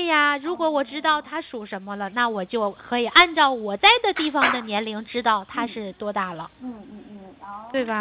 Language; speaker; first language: Chinese; native; Chinese